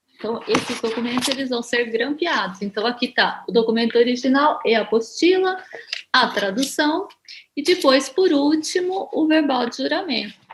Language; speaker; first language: Portuguese; native; Portuguese